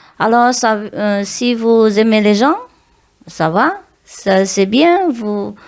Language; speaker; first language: French; non-native, learner; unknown